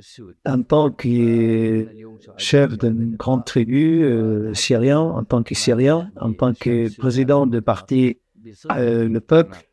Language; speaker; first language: French; non-native, fluent; Arabic